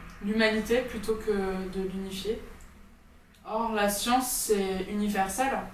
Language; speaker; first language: French; early bilingual, heritage; French